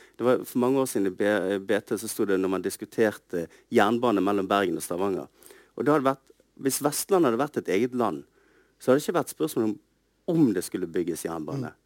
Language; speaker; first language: Norwegian; native; Norwegian